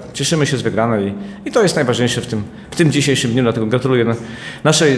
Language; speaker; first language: Polish; native; Polish